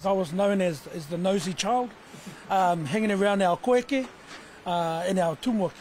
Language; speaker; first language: English; native; English